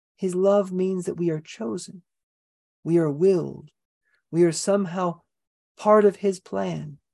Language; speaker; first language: English; native; English